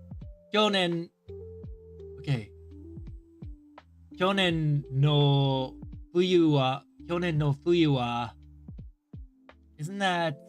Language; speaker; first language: Japanese; non-native, learner; English